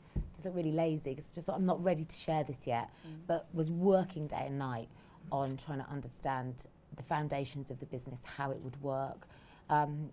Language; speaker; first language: English; native; English